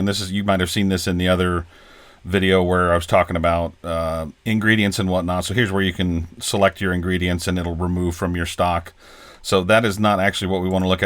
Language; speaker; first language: English; native; English